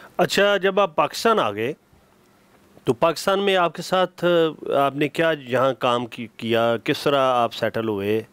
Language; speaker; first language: Urdu; non-native, local second language; Punjabi